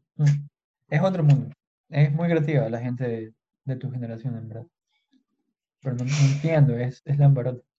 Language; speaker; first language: Spanish; native; Spanish